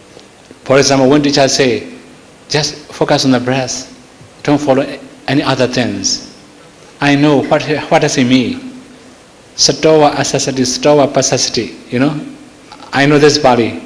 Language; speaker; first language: English; non-native, fluent; Burmese